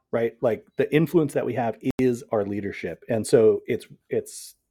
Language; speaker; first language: English; native; English